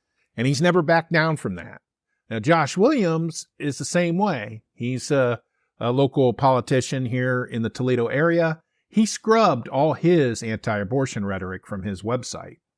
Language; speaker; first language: English; native; English